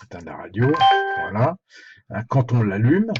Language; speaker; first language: French; native; French